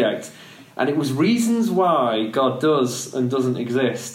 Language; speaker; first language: English; native; English